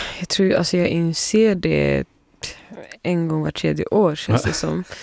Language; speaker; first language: Swedish; early bilingual, other home language; Somali